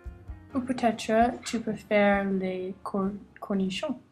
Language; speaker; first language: French; non-native, learner; English